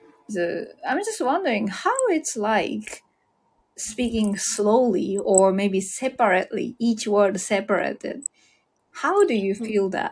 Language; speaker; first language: English; non-native, fluent; Japanese